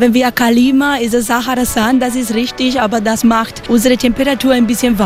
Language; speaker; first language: German; non-native, learner; Spanish